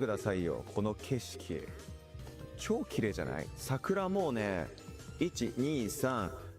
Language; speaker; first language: Japanese; native; Japanese